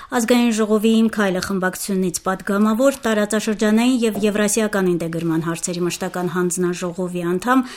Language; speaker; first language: Armenian; native; Armenian